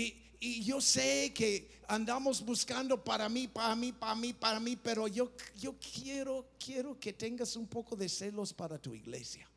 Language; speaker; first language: Spanish; non-native, fluent; English